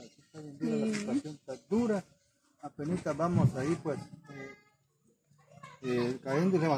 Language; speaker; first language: Spanish; native; Spanish